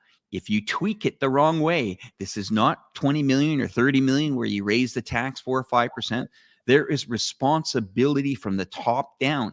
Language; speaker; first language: English; native; English